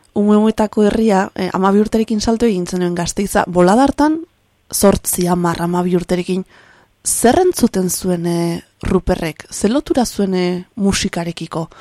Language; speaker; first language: Basque; native; Basque